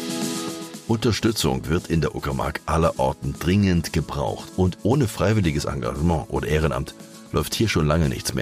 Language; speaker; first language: German; native; German